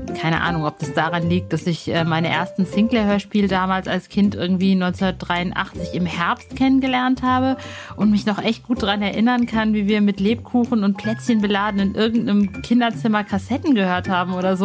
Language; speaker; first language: German; native; German